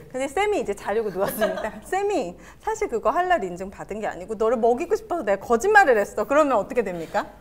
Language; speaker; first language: Korean; native; Korean